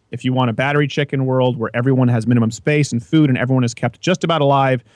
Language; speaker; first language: English; native; English